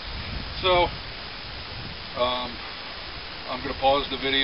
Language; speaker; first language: English; native; English